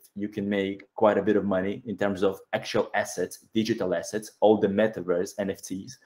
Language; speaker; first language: English; non-native, fluent; Russian